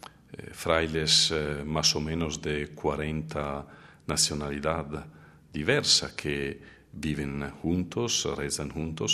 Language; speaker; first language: Spanish; non-native, fluent; Italian